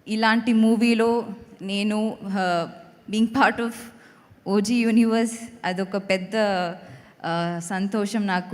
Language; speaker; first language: Telugu; non-native, fluent; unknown